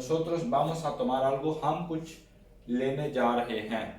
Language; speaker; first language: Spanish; non-native, learner; Urdu